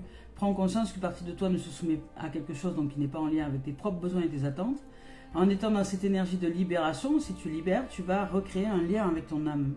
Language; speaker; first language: French; native; French